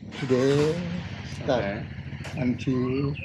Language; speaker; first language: English; non-native, learner; Thai